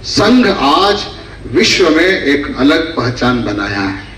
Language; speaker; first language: Hindi; non-native, local second language; Kannada